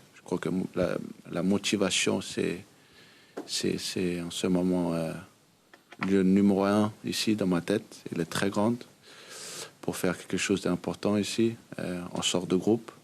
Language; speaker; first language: French; early bilingual, heritage; Danish